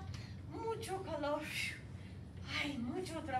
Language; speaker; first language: Spanish; non-native, fluent; English